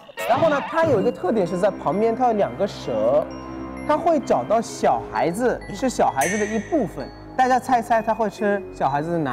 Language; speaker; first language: Chinese; non-native, fluent; Persian